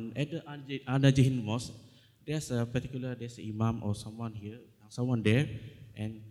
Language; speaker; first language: English; non-native, local second language; Malay